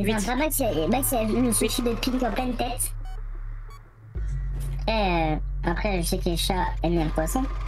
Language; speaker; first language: French; native; French